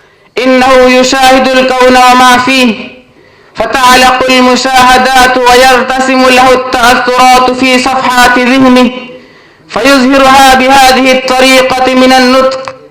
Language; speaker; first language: Arabic; non-native, learner; Urdu